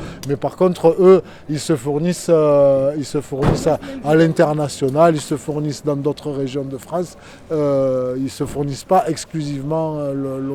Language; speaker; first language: French; native; French